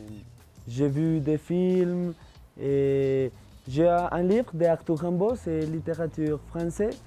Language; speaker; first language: French; non-native, learner; Spanish